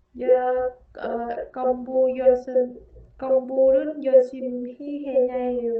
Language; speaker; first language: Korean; non-native, learner; Vietnamese